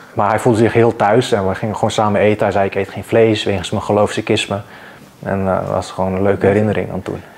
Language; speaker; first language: Dutch; early bilingual, other home language; Bosnian